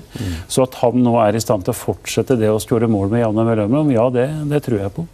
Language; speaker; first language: Norwegian; native; Norwegian